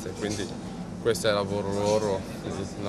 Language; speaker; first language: Italian; non-native, fluent; Portuguese